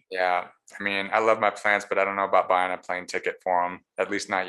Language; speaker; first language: English; native; English